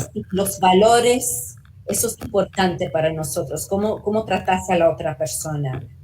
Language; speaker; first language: Spanish; early bilingual, heritage; Spanish